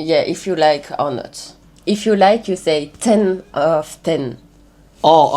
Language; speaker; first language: English; non-native, learner; French